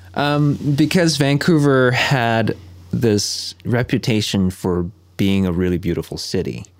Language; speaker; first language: English; non-native, fluent; Korean